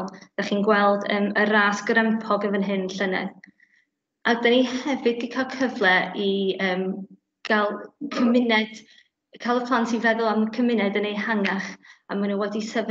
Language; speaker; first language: Welsh; native; Welsh